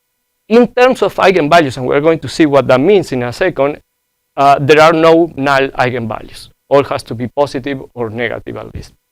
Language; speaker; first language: English; non-native, fluent; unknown